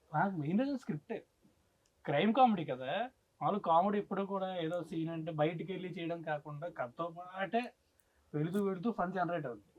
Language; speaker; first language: Telugu; native; Telugu